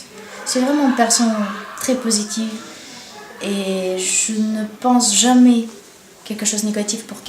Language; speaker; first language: French; non-native, learner; Bulgarian